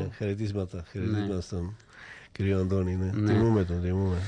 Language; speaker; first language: Greek; non-native, fluent; Slovak